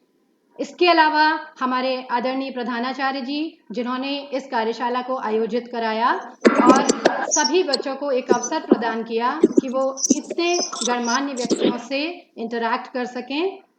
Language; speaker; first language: Hindi; native; Hindi